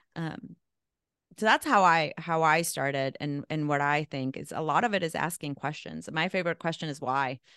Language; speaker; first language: English; non-native, fluent; Spanish